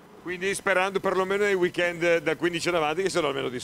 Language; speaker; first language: Italian; native; Italian